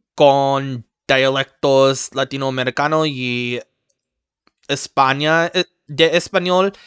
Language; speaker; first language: Spanish; non-native, learner; English